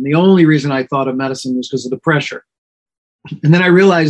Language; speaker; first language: English; native; English